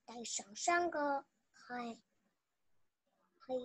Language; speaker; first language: Cantonese; non-native, learner; Chinese